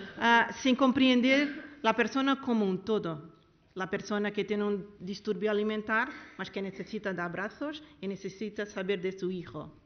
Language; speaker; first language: Spanish; non-native, learner; Portuguese